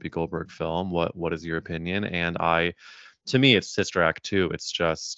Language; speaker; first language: English; native; English